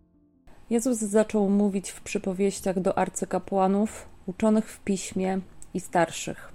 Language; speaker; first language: Polish; native; Polish